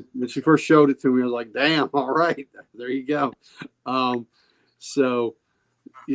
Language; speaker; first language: English; native; English